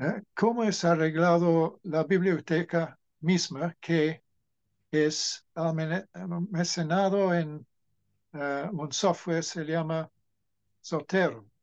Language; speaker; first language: Spanish; non-native, fluent; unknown